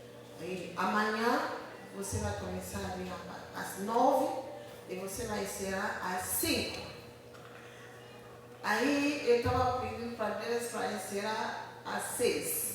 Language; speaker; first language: Portuguese; non-native, learner; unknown